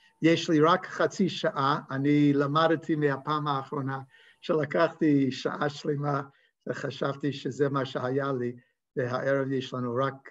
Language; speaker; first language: Hebrew; non-native, fluent; English